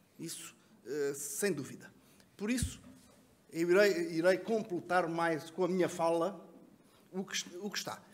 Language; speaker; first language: Portuguese; native; Portuguese